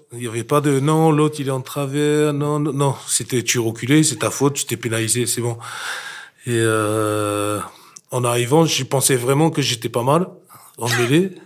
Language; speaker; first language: French; non-native, fluent; English